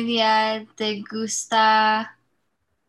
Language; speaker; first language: Spanish; non-native, learner; English